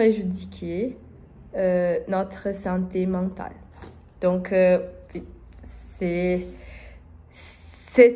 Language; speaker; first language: French; non-native, learner; Portuguese